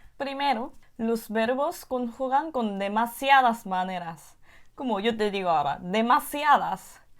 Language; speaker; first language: Spanish; non-native, fluent; Korean